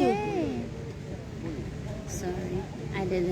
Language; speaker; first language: English; non-native, learner; Filipino